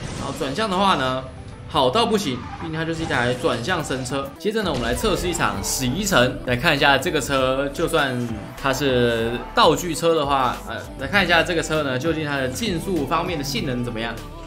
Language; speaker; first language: Chinese; native; Chinese